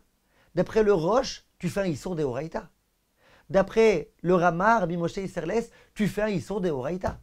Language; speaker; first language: French; native; French